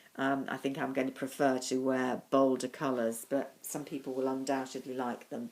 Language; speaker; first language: English; native; English